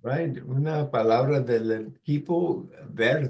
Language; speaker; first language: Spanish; early bilingual, heritage; Spanish